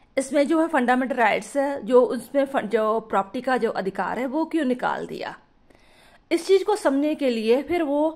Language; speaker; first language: Hindi; non-native, local second language; Punjabi